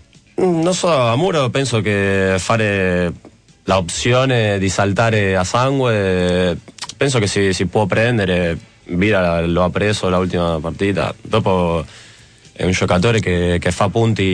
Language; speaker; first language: Italian; non-native, fluent; Spanish